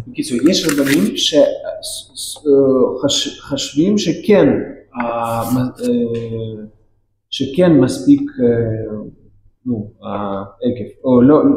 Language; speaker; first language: Hebrew; non-native, fluent; Russian